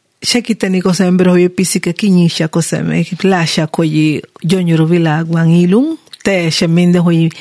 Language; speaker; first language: Hungarian; non-native, learner; Spanish